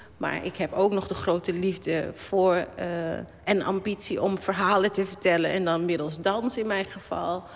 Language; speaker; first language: Dutch; native; Dutch